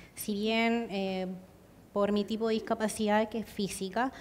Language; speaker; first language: Spanish; native; Spanish